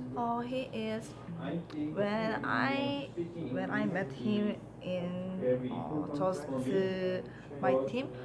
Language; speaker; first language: English; non-native, learner; Korean